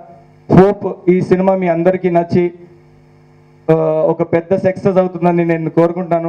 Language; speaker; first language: Telugu; non-native, local second language; Hindi